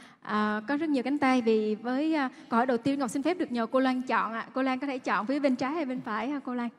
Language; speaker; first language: Vietnamese; native; Vietnamese